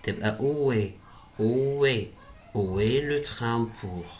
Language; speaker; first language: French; non-native, fluent; Arabic